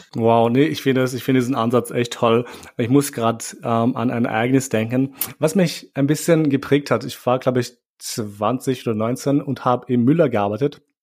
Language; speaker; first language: German; early bilingual, other home language; Albanian